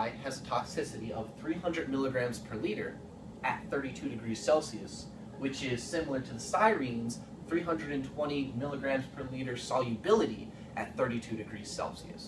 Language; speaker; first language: English; native; English